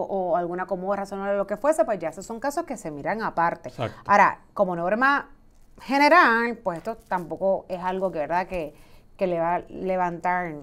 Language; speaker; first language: Spanish; native; Spanish